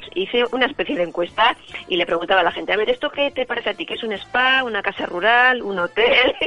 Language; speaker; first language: Spanish; native; Spanish